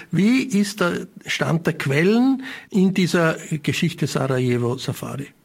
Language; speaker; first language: German; native; German